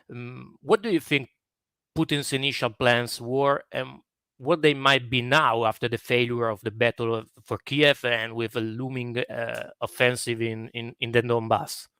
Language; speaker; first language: English; non-native, fluent; Italian